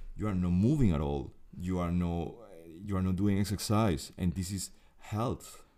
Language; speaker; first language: English; non-native, fluent; Spanish